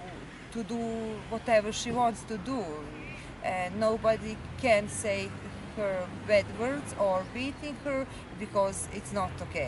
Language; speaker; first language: English; non-native, learner; Serbian